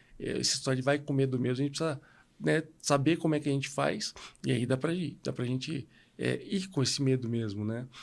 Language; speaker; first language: Portuguese; native; Portuguese